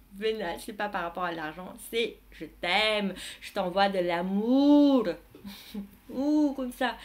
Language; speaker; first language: French; non-native, fluent; Vietnamese